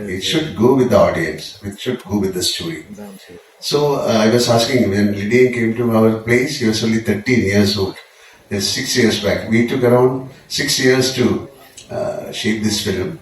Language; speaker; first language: English; non-native, local second language; Malayalam